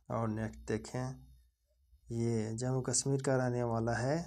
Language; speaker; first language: Hindi; native; Hindi